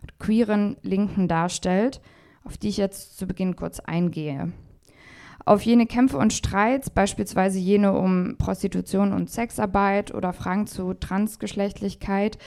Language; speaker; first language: German; native; German